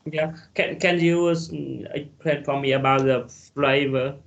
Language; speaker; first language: English; non-native, learner; Vietnamese